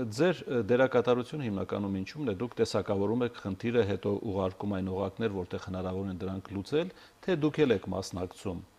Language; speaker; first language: Armenian; native; Armenian